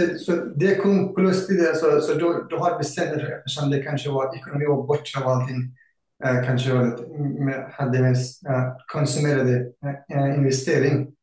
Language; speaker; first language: Swedish; non-native, fluent; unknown